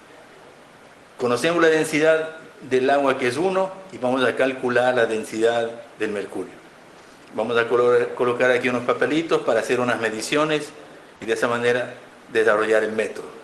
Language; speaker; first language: Spanish; native; Spanish